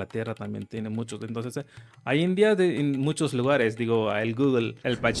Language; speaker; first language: Spanish; non-native, learner; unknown